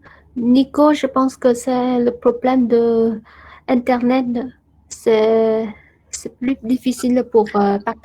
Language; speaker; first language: French; non-native, fluent; Vietnamese